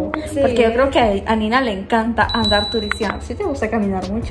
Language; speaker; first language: Spanish; native; Spanish